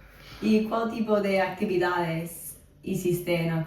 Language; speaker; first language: Spanish; non-native, fluent; English